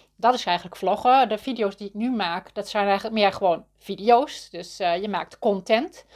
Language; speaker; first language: Dutch; native; Dutch